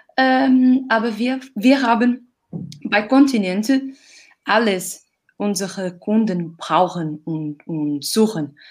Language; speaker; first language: German; non-native, learner; Portuguese